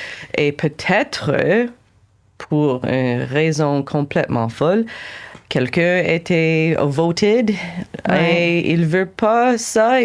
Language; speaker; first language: French; non-native, local second language; English